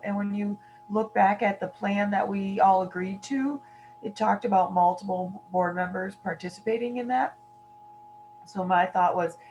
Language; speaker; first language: English; native; English